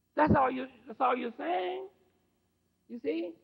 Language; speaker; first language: English; native; English